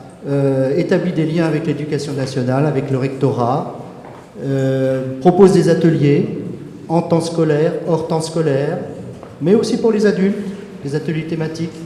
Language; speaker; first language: French; native; French